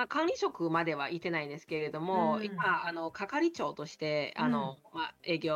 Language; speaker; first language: Japanese; non-native, fluent; Chinese